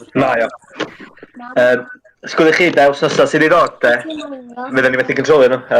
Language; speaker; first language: Welsh; native; Welsh